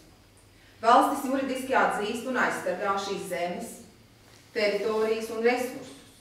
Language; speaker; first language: Latvian; native; Latvian